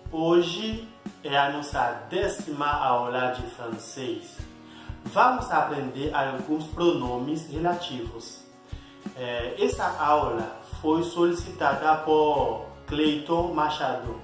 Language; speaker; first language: Portuguese; non-native, fluent; Haitian Creole